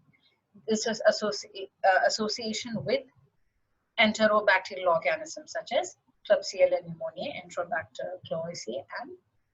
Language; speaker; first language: English; non-native, local second language; Malayalam